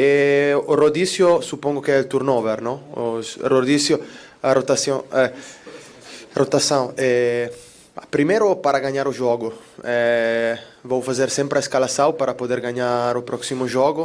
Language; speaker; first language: Portuguese; non-native, learner; Italian